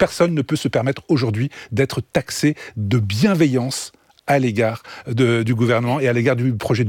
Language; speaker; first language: French; native; French